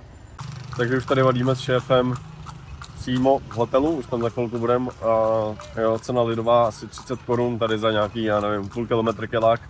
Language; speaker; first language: Czech; native; Czech